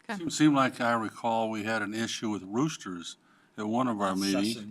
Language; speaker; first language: English; native; English